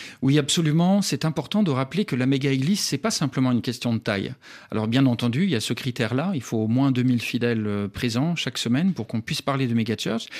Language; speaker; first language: French; native; French